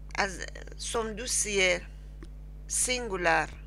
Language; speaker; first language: English; non-native, learner; Persian